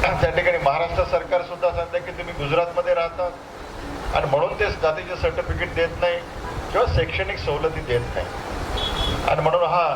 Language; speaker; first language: Marathi; non-native, local second language; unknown